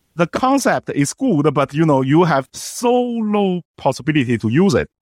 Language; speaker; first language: English; non-native, fluent; Chinese